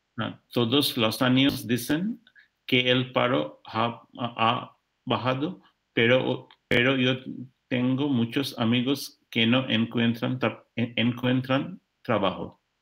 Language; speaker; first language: Spanish; non-native, learner; English